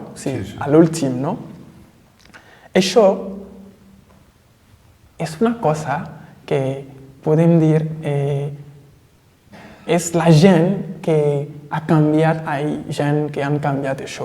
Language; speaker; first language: Catalan; non-native, fluent; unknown